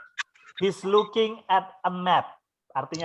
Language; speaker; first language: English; non-native, fluent; Indonesian